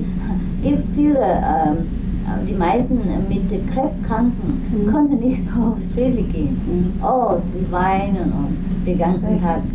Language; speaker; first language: German; non-native, learner; Vietnamese